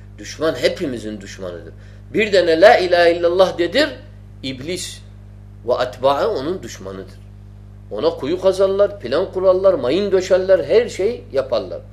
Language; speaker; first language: Turkish; non-native, fluent; Arabic